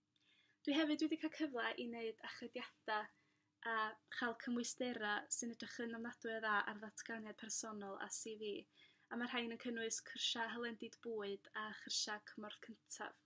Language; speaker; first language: Welsh; native; Welsh